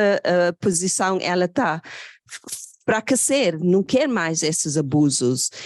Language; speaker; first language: Portuguese; non-native, fluent; English